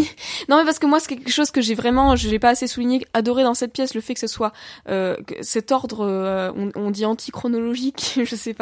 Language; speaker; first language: French; native; French